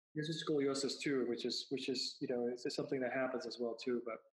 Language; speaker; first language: English; non-native, fluent; Spanish